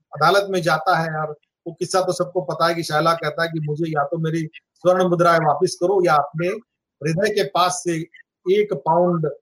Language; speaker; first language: Hindi; non-native, local second language; Marathi